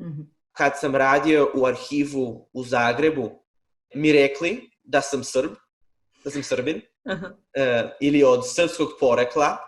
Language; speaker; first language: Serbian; non-native, fluent; Hebrew